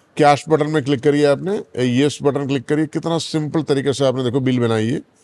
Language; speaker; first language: Hindi; non-native, local second language; Malayalam